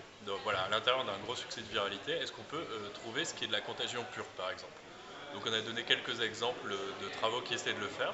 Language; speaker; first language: French; native; French